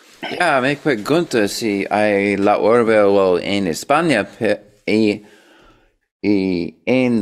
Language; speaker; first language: Spanish; non-native, learner; English